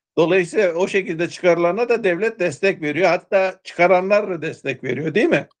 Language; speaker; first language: Turkish; native; Turkish